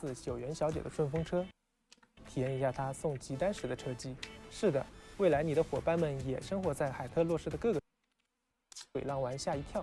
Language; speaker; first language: Chinese; native; Chinese